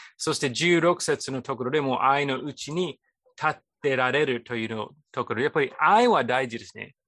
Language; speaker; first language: Japanese; non-native, fluent; English